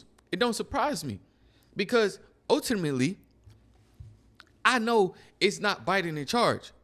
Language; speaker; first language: English; native; English